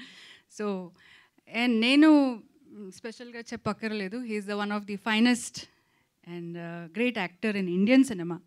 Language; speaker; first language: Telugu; non-native, local second language; Kannada